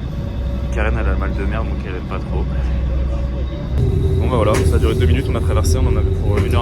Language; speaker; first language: French; native; French